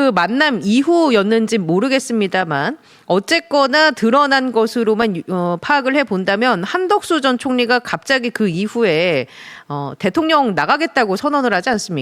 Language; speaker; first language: Korean; native; Korean